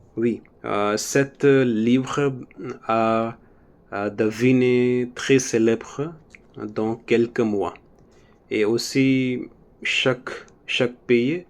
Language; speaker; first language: French; non-native, learner; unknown